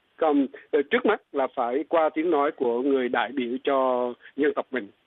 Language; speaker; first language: Vietnamese; non-native, local second language; Eastern Cham